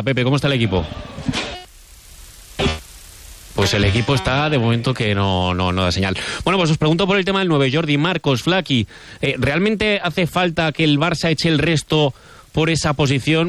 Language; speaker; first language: Spanish; native; Spanish